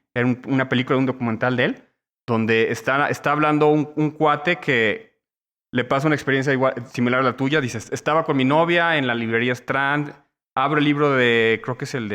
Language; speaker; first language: Spanish; native; Spanish